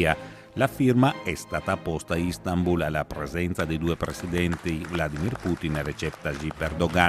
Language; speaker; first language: Italian; native; Italian